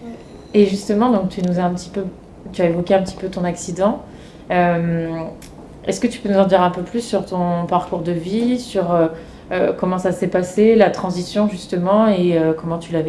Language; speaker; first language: French; native; French